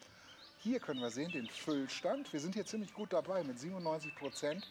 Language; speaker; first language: German; native; German